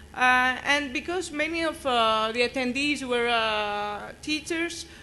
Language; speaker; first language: English; non-native, fluent; Greek